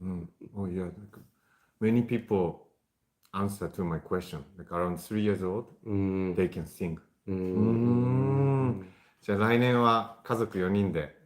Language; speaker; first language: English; non-native, fluent; Japanese